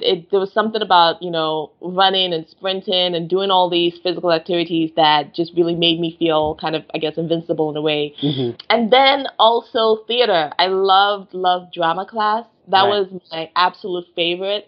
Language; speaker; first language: English; non-native, local second language; Yoruba